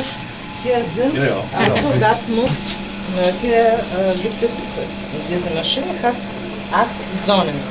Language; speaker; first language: German; non-native, fluent; Bulgarian